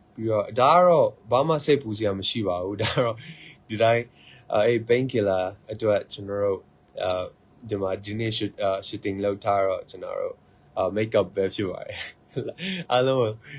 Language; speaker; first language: Burmese; non-native, local second language; Hakha Chin